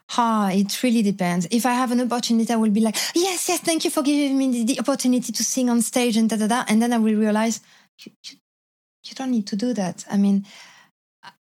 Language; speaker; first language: English; non-native, fluent; French